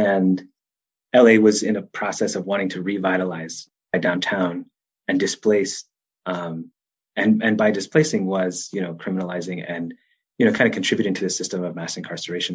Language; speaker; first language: English; native; English